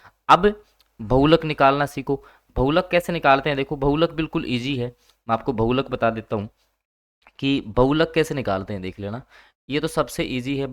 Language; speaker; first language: Hindi; native; Hindi